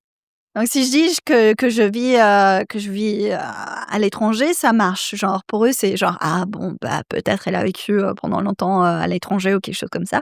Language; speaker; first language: French; non-native, fluent; Serbian